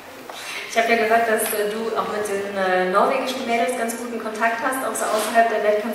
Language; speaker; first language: German; native; German